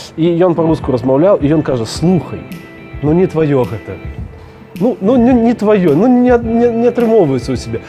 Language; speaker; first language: Belarusian; non-native, local second language; Russian